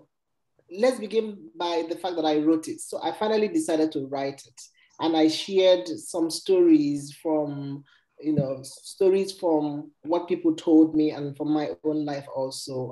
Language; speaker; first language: English; non-native, local second language; Igbo